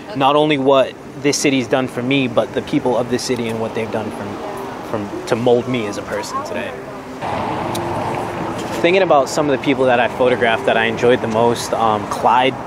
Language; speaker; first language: English; native; English